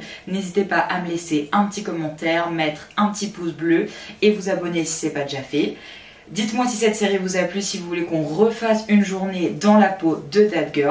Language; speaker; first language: French; native; French